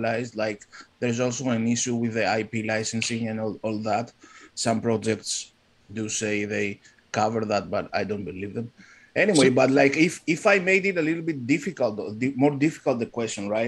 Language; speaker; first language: English; non-native, fluent; Greek